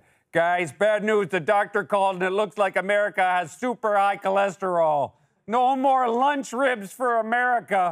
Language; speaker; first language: English; native; English